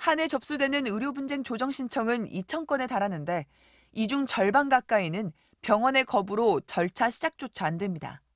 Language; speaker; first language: Korean; native; Korean